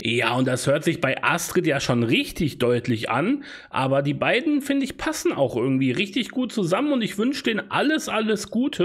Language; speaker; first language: German; native; German